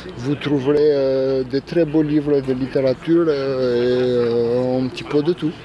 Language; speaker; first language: French; non-native, fluent; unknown